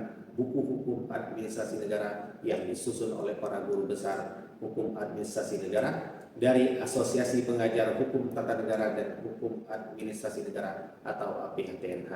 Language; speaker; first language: Indonesian; native; Indonesian